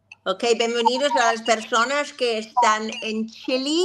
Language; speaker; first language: Spanish; non-native, learner; English